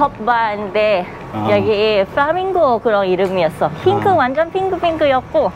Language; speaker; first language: Korean; non-native, fluent; Thai